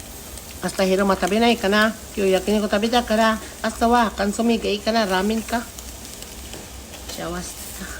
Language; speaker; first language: Japanese; non-native, fluent; Filipino